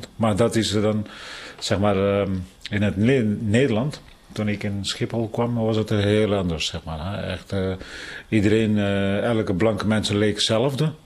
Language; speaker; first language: Dutch; non-native, fluent; Tibetan